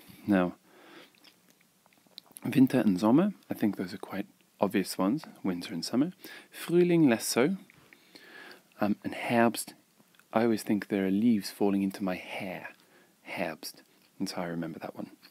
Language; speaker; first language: English; native; English